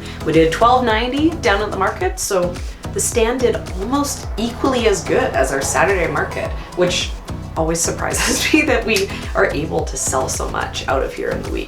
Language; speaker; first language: English; native; English